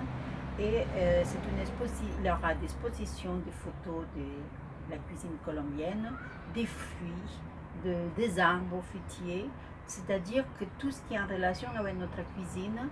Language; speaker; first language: French; non-native, fluent; Spanish